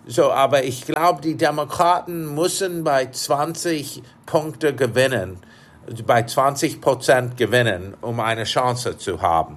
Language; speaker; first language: German; non-native, fluent; English